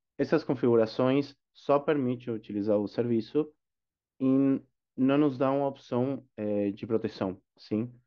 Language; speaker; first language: Portuguese; non-native, fluent; Spanish